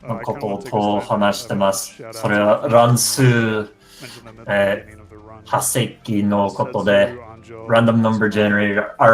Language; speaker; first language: Japanese; non-native, learner; English